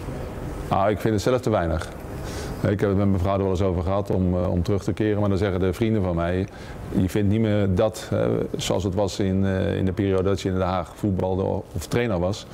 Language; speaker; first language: Dutch; native; Dutch